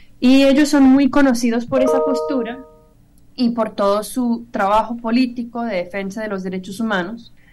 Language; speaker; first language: Spanish; non-native, fluent; English